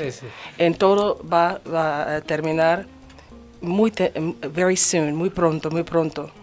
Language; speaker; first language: Spanish; non-native, learner; English